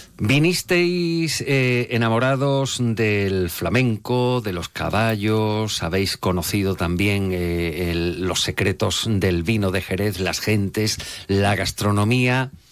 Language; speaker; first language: Spanish; native; Spanish